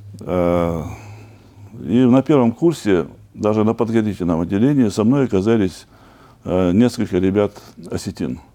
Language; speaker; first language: Russian; non-native, local second language; Chechen